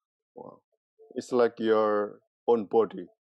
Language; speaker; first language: English; non-native, fluent; Indonesian